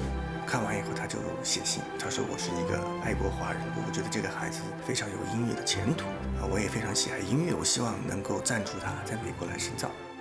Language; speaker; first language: Chinese; native; Chinese